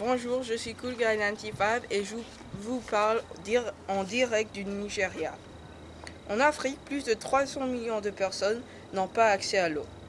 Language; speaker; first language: French; non-native, learner; English